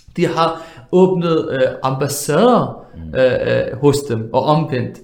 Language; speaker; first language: Danish; early bilingual, other home language; Arabic